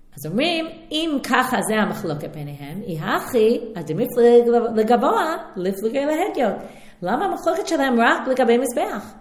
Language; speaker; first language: Hebrew; non-native, fluent; English